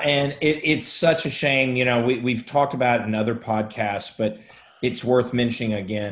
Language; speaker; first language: English; native; English